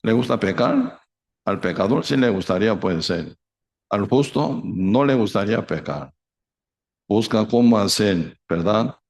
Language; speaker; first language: Spanish; non-native, fluent; Korean